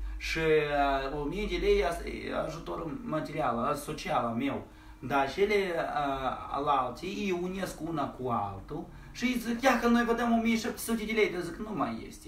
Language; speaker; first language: Romanian; native; Romanian